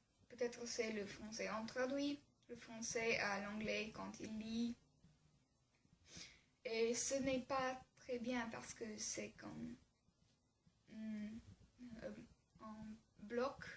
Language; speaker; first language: French; non-native, learner; English